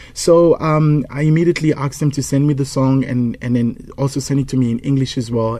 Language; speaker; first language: English; non-native, local second language; Zulu